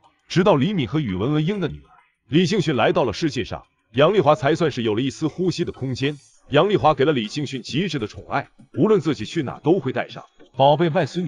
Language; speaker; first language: Chinese; native; Chinese